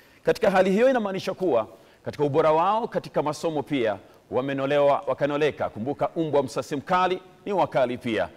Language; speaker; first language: Swahili; non-native, local second language; Gusii